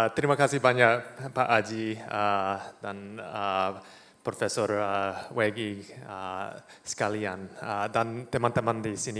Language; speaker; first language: Indonesian; non-native, fluent; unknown